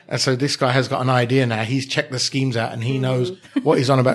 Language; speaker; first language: English; early bilingual, other home language; Hindi